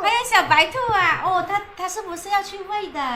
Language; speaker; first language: Chinese; native; Chinese